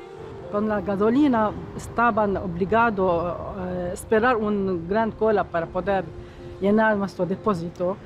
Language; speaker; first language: Spanish; non-native, fluent; Arabic